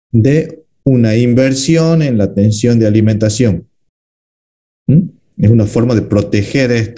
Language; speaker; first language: Spanish; native; Spanish